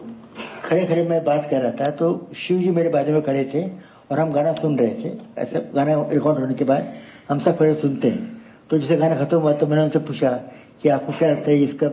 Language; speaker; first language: Hindi; native; Hindi